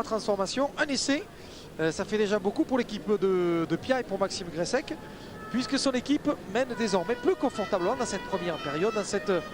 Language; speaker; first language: French; native; French